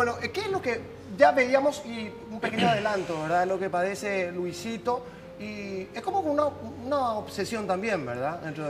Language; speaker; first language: Spanish; native; Spanish